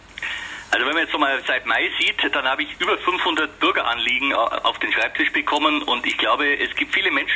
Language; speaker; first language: German; native; German